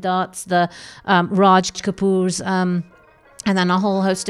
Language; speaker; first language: English; native; English